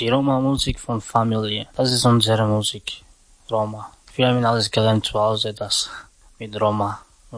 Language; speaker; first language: German; non-native, learner; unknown